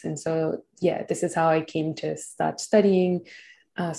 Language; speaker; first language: English; non-native, local second language; Tamil